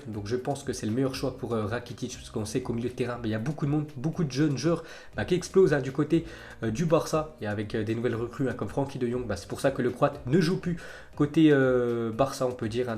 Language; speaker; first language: French; native; French